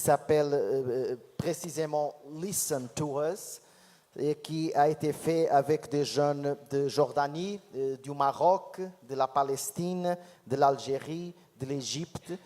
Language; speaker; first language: French; non-native, fluent; Portuguese